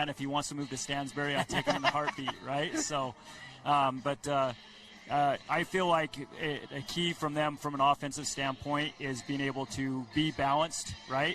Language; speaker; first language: English; native; English